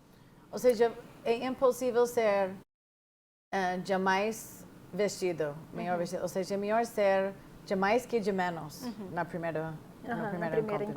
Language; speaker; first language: Portuguese; non-native, fluent; English